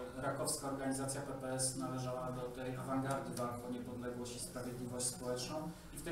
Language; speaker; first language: Polish; native; Polish